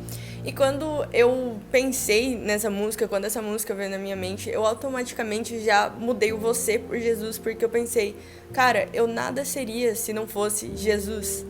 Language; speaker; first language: Portuguese; native; Portuguese